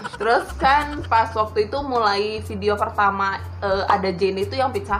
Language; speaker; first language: Indonesian; native; Indonesian